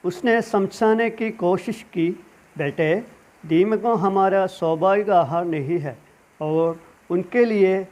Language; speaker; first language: Hindi; non-native, local second language; Malayalam